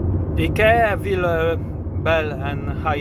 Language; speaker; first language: French; non-native, learner; Polish